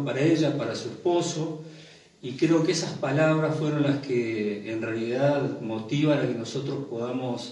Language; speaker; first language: Spanish; native; Spanish